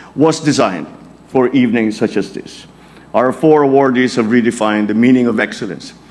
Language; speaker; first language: English; non-native, local second language; Filipino